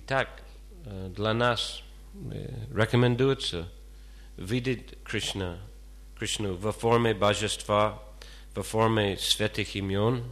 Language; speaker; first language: Russian; non-native, fluent; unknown